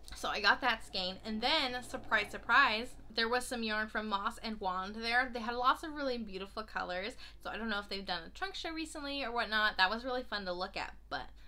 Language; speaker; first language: English; native; English